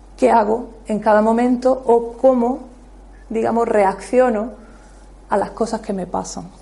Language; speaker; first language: Spanish; native; Spanish